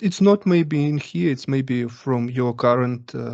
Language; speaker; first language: English; non-native, learner; Russian